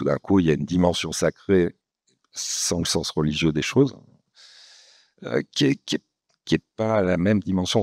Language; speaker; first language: French; native; French